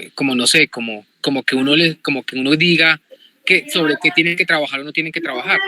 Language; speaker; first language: Spanish; native; Spanish